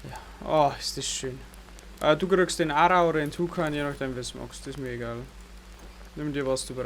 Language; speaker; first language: German; native; German